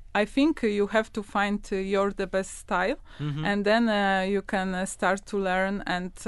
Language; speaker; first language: English; non-native, learner; Polish